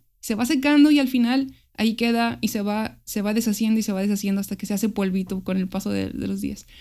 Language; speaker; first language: Spanish; native; Spanish